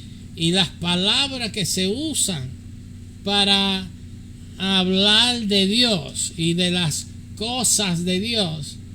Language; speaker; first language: Spanish; early bilingual, heritage; English